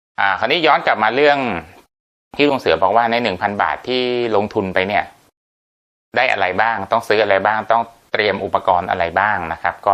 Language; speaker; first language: Thai; native; Thai